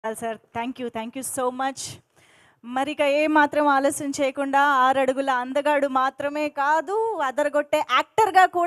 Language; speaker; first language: Telugu; native; Telugu